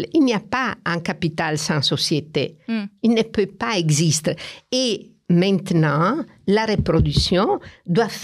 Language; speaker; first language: French; non-native, fluent; Italian